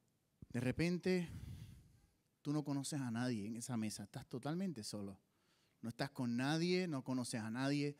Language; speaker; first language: Spanish; native; Spanish